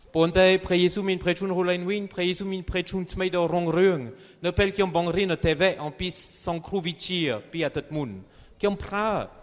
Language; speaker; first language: Khmer; non-native, fluent; French